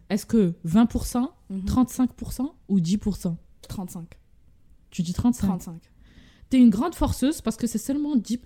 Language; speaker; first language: French; non-native, local second language; Arabic